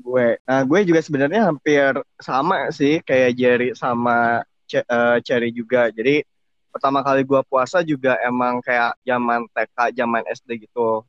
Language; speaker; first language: Indonesian; native; Indonesian